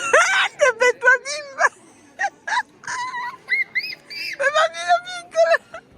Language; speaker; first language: Italian; non-native, learner; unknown